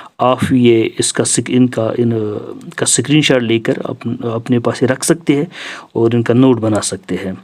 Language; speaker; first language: Urdu; non-native, local second language; Kashmiri